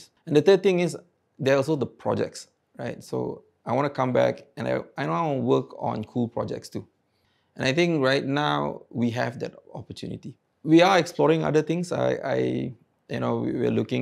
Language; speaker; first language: English; non-native, local second language; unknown